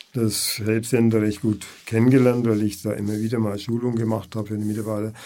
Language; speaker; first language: German; native; German